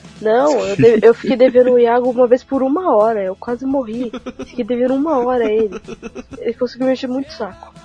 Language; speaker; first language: Portuguese; native; Portuguese